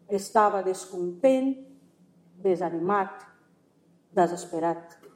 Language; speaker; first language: Catalan; non-native, fluent; Portuguese